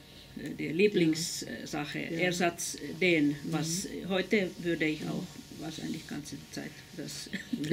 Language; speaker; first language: German; non-native, fluent; Finnish